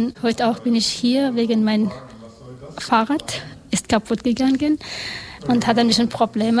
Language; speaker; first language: German; non-native, learner; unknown